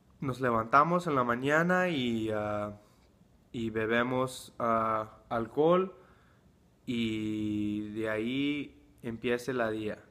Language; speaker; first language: Spanish; early bilingual, heritage; English